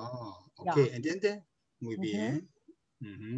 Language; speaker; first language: Spanish; non-native, learner; Korean